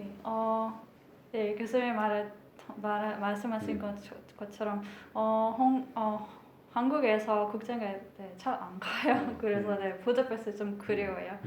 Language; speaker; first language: Korean; non-native, fluent; Hungarian